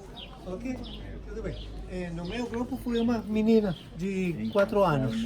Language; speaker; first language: Portuguese; non-native, fluent; Hebrew